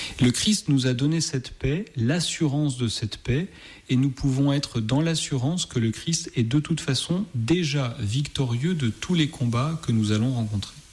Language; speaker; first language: French; native; French